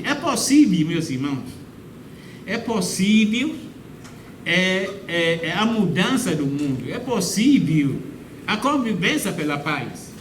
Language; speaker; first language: Portuguese; non-native, fluent; Yoruba